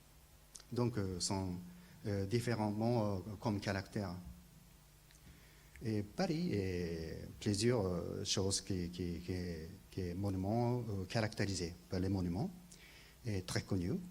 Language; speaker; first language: French; non-native, learner; Japanese